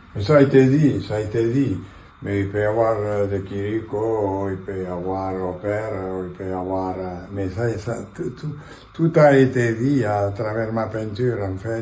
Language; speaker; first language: French; non-native, fluent; Catalan